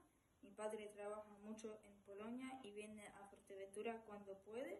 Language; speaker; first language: Spanish; early bilingual, other home language; Polish